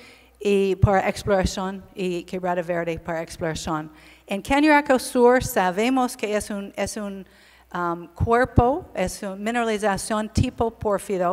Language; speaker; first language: Spanish; non-native, learner; English